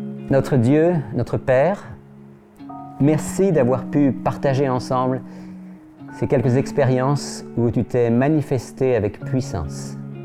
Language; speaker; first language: French; native; French